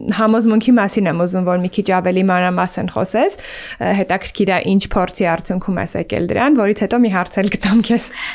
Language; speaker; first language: Armenian; native; Armenian